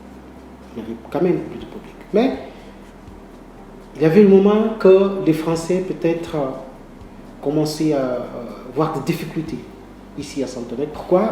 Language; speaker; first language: French; non-native, learner; Portuguese